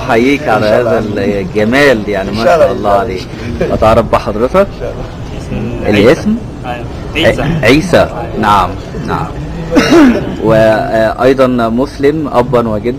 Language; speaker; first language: Arabic; native; Arabic